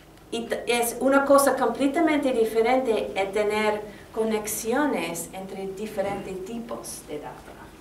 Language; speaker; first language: Spanish; non-native, learner; English